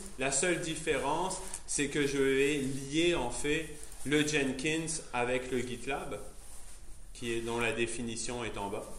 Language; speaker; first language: French; native; French